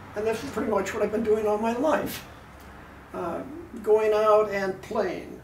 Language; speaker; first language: English; native; English